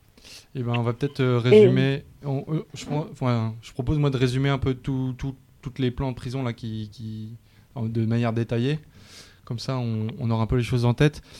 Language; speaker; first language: French; native; French